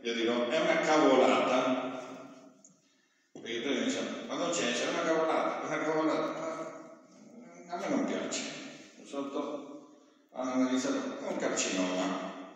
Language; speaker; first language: Italian; non-native, fluent; Spanish